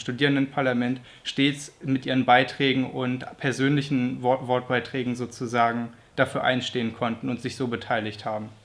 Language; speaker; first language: German; native; German